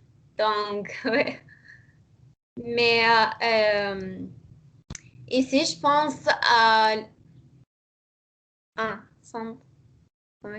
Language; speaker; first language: French; non-native, learner; Persian